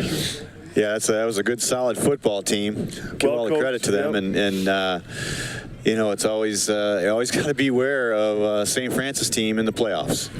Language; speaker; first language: English; native; English